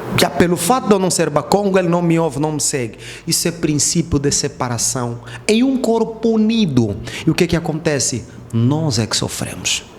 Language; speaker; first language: Portuguese; native; Portuguese